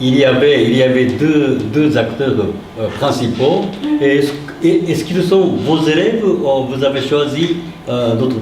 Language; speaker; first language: French; non-native, learner; Japanese